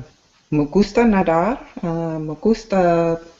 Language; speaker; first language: Spanish; non-native, learner; English